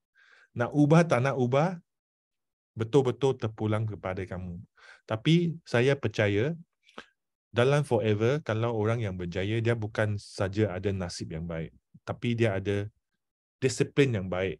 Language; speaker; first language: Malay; non-native, local second language; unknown